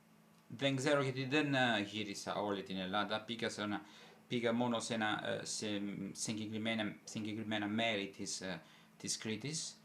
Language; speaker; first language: Greek; non-native, fluent; Italian